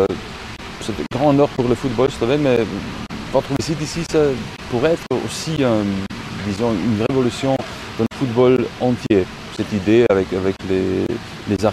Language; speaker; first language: French; non-native, fluent; Slovenian